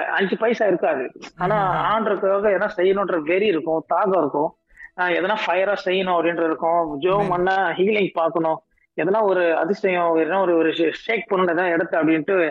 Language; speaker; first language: Tamil; native; Tamil